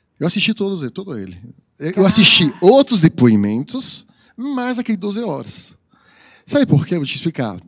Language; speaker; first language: Portuguese; non-native, fluent; French